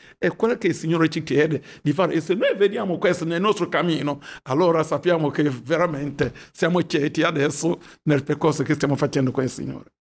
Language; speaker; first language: Italian; non-native, fluent; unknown